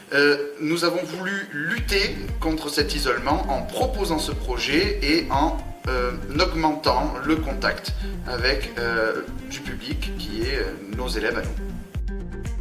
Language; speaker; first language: French; native; French